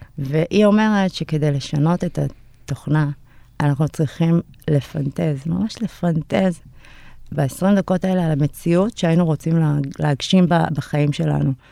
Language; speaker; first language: Hebrew; early bilingual, other home language; Amharic